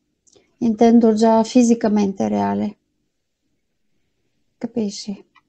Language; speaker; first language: Italian; non-native, fluent; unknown